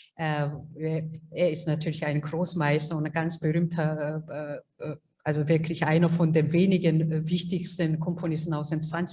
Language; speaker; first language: German; non-native, fluent; Korean